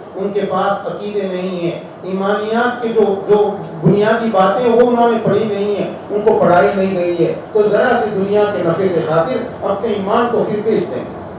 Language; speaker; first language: Urdu; non-native, local second language; Gujarati